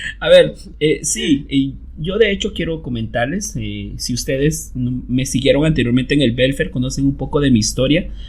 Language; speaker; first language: Spanish; native; Spanish